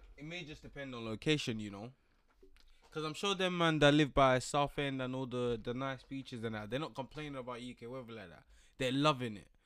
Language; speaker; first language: English; early bilingual, other home language; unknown